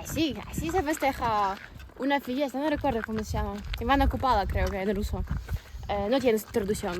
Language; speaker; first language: Spanish; non-native, fluent; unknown